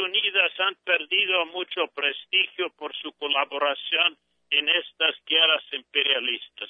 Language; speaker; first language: Spanish; non-native, fluent; English